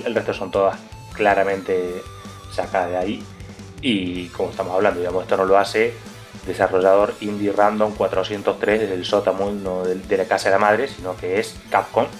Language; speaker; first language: Spanish; native; Spanish